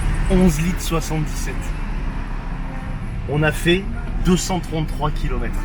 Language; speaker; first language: French; native; French